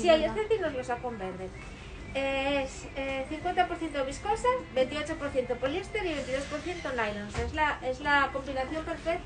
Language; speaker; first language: Spanish; native; Spanish